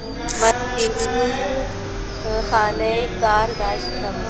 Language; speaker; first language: Persian; non-native, learner; Urdu